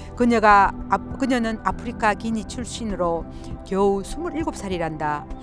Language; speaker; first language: Korean; native; Korean